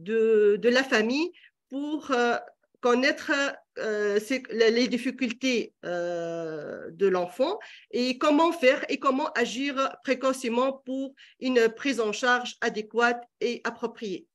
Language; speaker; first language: French; non-native, local second language; Arabic